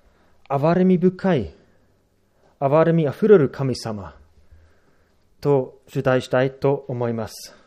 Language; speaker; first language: Japanese; non-native, fluent; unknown